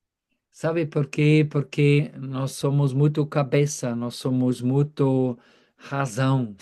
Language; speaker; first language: Portuguese; non-native, fluent; German